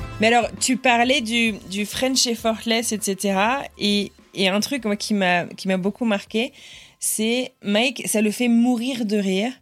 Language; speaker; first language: French; native; French